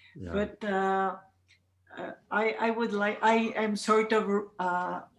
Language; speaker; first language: English; non-native, fluent; Spanish